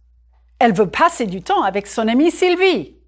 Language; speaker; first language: French; non-native, fluent; English